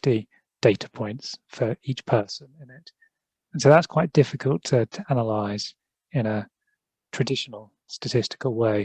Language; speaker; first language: English; native; English